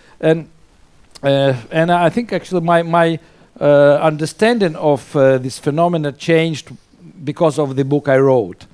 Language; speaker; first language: English; non-native, fluent; Russian